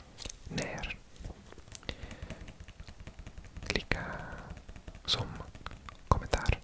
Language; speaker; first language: Swedish; non-native, learner; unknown